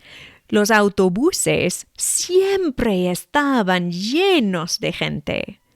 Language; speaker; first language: Spanish; non-native, fluent; English